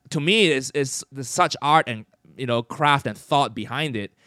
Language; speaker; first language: English; non-native, local second language; Cantonese